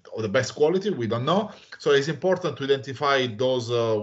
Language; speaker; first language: English; non-native, fluent; Italian